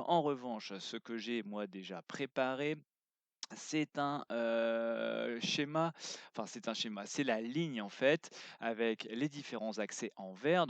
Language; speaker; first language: French; native; French